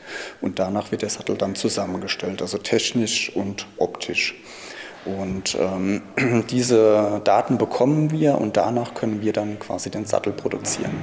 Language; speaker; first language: German; native; German